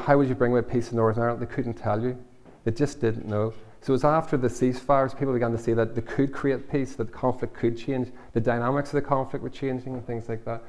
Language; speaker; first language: English; native; English